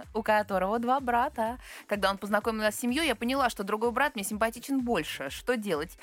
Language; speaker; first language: Russian; native; Russian